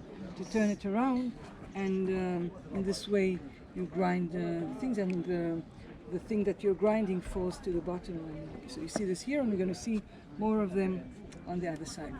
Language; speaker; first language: English; non-native, fluent; Hebrew